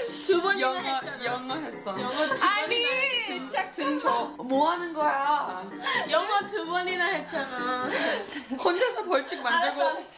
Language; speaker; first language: Korean; early bilingual, heritage; English